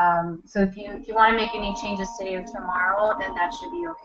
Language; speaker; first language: English; native; English